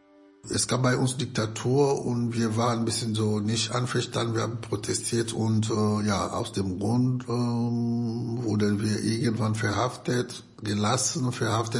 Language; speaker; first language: German; non-native, fluent; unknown